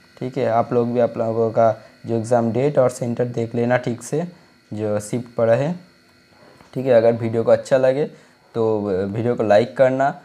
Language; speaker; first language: Hindi; non-native, local second language; Bangla